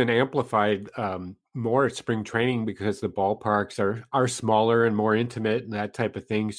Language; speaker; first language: English; native; English